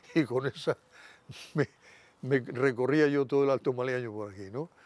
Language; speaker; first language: Spanish; native; Spanish